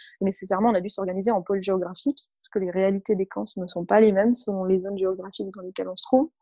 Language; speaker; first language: French; early bilingual, other home language; Arabic